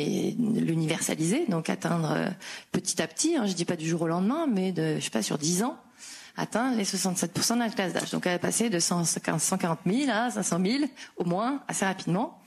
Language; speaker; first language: French; native; French